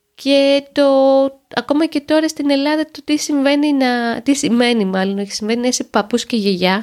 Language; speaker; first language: Greek; native; Greek